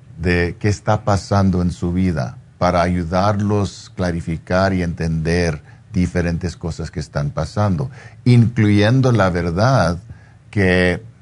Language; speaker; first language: Spanish; non-native, fluent; English